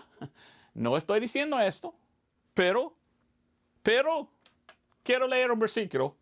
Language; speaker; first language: Spanish; non-native, fluent; English